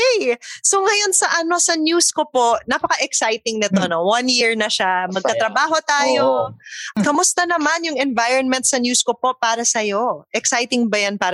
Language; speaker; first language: Filipino; native; Filipino